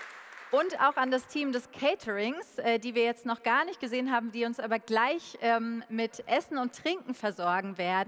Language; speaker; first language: German; native; German